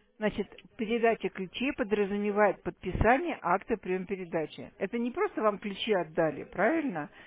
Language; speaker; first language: Russian; native; Russian